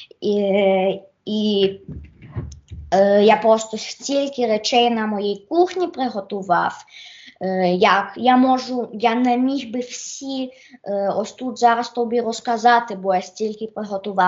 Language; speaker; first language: Ukrainian; early bilingual, heritage; Ukrainian